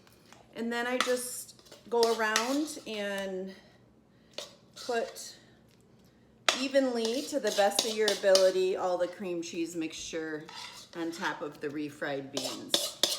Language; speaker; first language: English; native; English